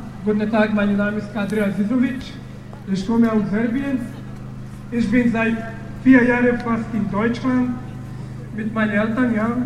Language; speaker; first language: German; non-native, learner; Serbian